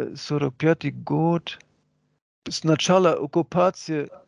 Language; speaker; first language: Russian; non-native, learner; German